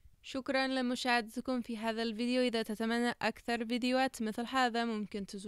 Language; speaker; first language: Arabic; non-native, learner; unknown